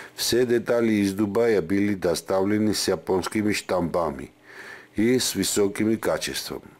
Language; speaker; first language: Russian; non-native, fluent; Georgian